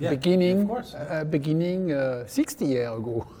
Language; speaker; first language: English; non-native, learner; French